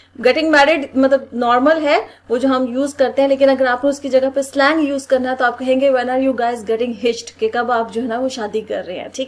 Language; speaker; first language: Urdu; native; Urdu